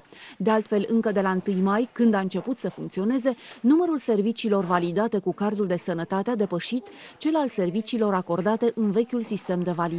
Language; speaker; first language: Romanian; native; Romanian